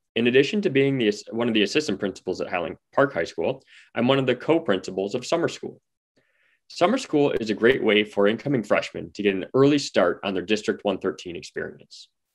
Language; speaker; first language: English; native; English